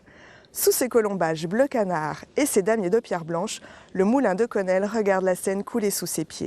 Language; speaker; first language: French; native; French